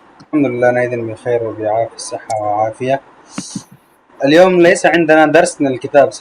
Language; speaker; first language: Arabic; non-native, fluent; Urdu